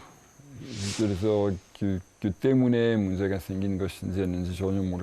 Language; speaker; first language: Korean; non-native, fluent; French